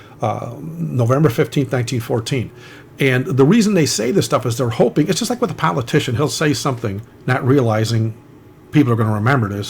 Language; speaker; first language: English; native; English